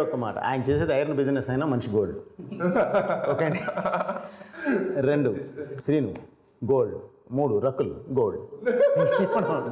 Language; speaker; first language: Telugu; native; Telugu